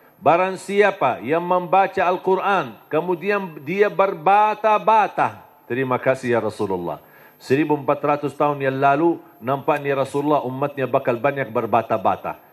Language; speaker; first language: Indonesian; non-native, fluent; Arabic